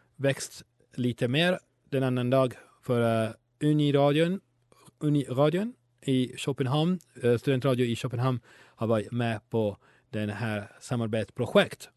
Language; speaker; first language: Swedish; non-native, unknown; Italian